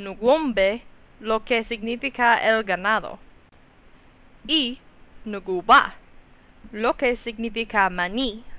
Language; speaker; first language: Spanish; non-native, learner; English